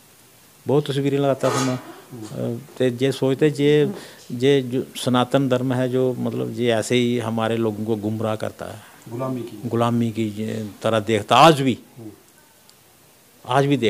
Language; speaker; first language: Hindi; non-native, local second language; Punjabi